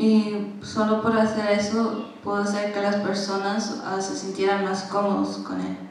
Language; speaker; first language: Spanish; non-native, learner; English